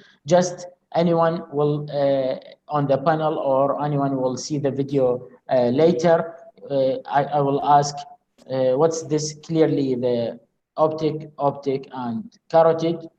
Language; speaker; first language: English; non-native, fluent; Arabic